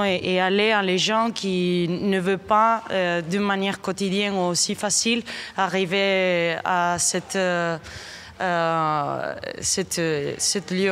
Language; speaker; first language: French; non-native, learner; Spanish